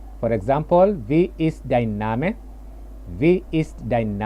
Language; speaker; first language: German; non-native, learner; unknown